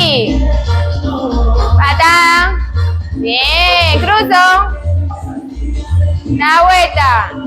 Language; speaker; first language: Spanish; native; Spanish